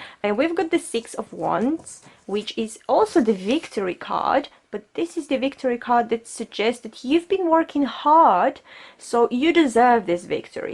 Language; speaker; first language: English; non-native, fluent; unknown